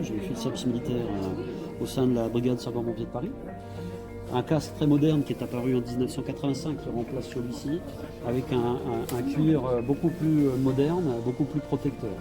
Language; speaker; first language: French; native; French